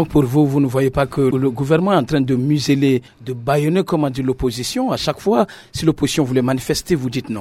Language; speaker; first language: French; non-native, local second language; Sango